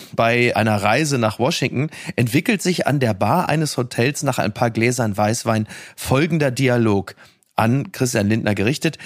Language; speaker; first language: German; native; German